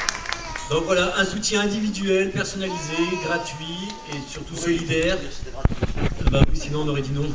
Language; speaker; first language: French; native; French